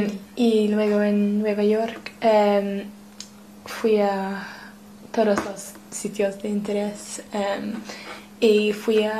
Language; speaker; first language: Spanish; non-native, learner; English